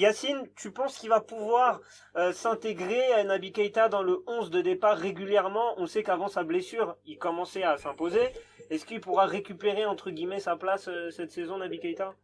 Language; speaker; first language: French; native; French